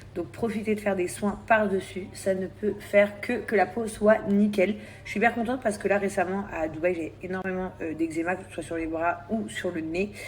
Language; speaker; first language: French; early bilingual, other home language; English